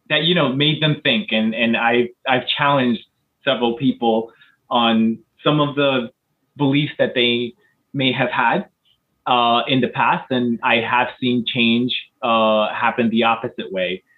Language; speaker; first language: English; native; English